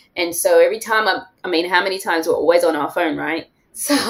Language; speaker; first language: English; native; English